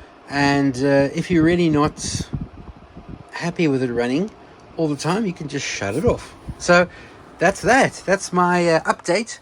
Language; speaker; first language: English; native; English